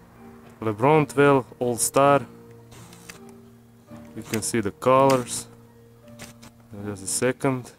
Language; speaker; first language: English; non-native, learner; Croatian